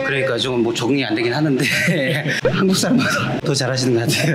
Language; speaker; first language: Korean; native; Korean